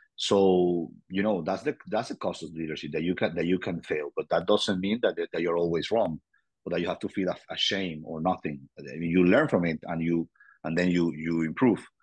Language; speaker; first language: English; non-native, fluent; Spanish